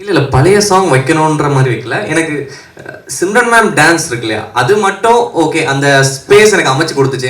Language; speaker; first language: Tamil; native; Tamil